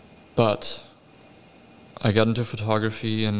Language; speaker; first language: English; non-native, fluent; German